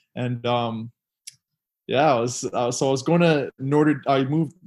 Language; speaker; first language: English; native; English